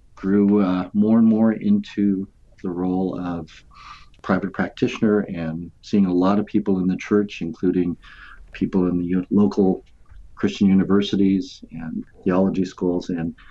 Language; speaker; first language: English; native; English